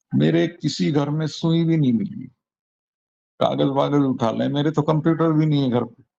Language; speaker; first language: Hindi; native; Hindi